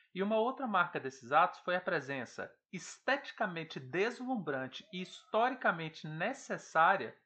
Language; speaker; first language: Portuguese; native; Portuguese